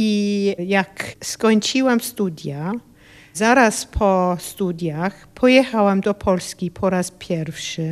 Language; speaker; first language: Polish; non-native, fluent; English